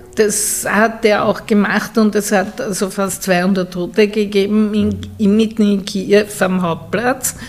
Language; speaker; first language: German; native; German